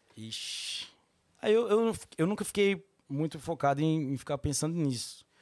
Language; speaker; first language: Portuguese; native; Portuguese